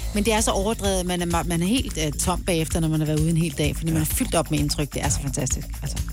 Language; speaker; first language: Danish; native; Danish